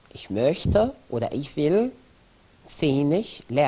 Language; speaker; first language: German; non-native, fluent; Arabic